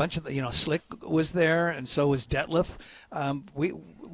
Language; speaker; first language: English; native; English